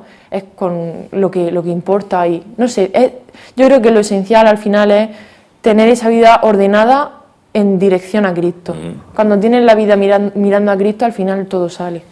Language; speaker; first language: Spanish; native; Spanish